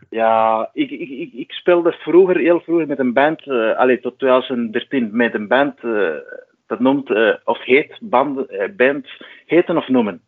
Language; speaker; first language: Dutch; non-native, fluent; Spanish